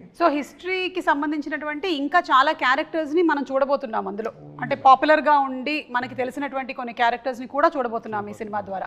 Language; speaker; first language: Telugu; native; Telugu